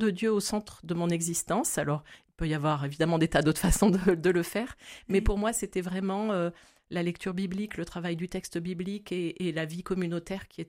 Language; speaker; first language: French; native; French